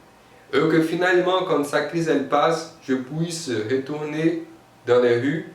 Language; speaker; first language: French; non-native, fluent; Portuguese